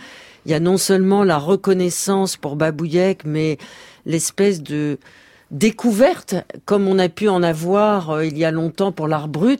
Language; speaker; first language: French; native; French